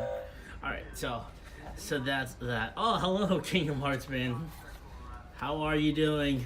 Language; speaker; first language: English; native; English